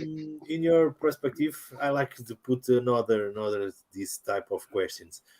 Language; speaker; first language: English; non-native, learner; Portuguese